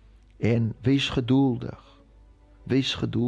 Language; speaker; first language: Dutch; non-native, fluent; Portuguese